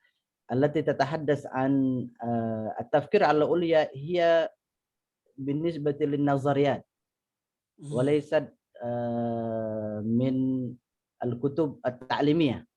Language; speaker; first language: Arabic; non-native, fluent; Indonesian